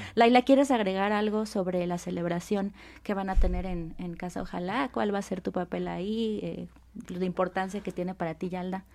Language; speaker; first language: Spanish; native; Spanish